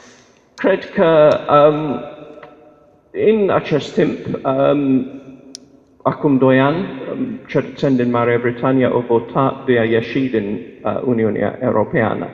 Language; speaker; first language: Romanian; non-native, fluent; English